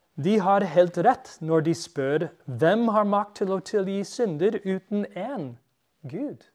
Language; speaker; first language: Norwegian; non-native, fluent; English